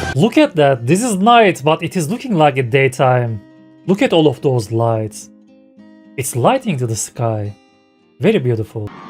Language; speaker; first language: English; non-native, fluent; Turkish